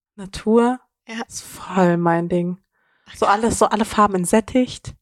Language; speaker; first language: German; native; German